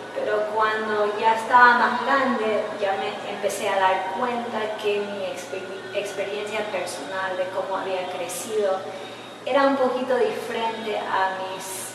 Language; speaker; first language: Spanish; early bilingual, heritage; English